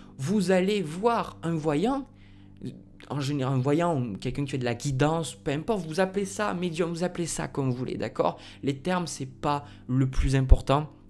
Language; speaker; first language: French; native; French